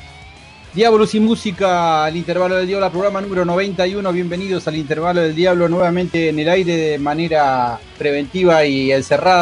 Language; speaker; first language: Spanish; native; Spanish